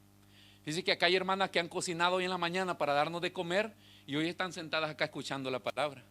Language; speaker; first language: Spanish; native; Spanish